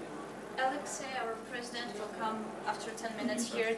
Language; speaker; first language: English; non-native, learner; Russian